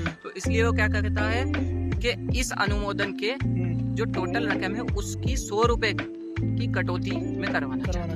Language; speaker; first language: Hindi; native; Hindi